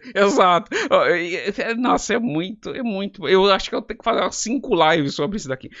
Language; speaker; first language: Portuguese; native; Portuguese